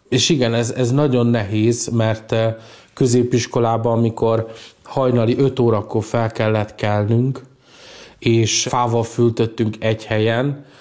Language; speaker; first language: Hungarian; native; Hungarian